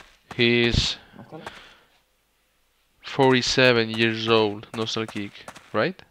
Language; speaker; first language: English; non-native, learner; Spanish